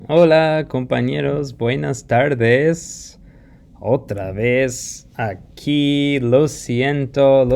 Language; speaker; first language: Spanish; non-native, fluent; English